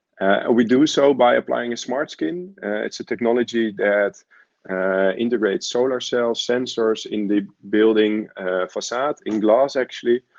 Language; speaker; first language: English; non-native, fluent; Dutch